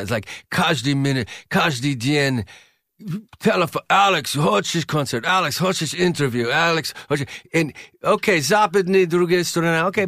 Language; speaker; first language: Russian; non-native, learner; English